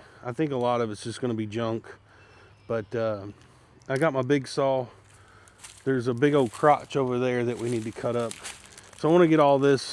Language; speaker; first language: English; native; English